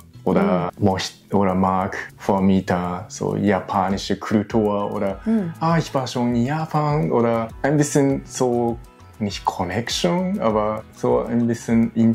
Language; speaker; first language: German; non-native, learner; Japanese